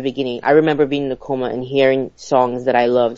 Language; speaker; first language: English; non-native, local second language; Igbo